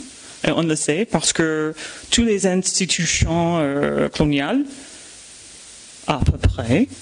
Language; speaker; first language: French; non-native, fluent; English